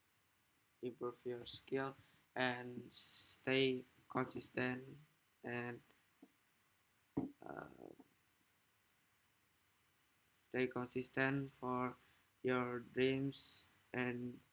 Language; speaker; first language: English; non-native, learner; Indonesian